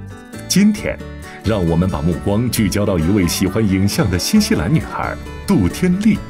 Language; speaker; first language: Chinese; native; Chinese